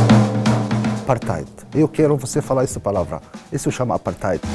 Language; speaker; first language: Portuguese; non-native, learner; Arabic